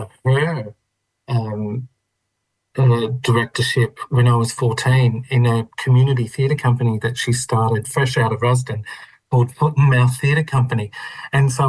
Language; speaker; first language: English; native; English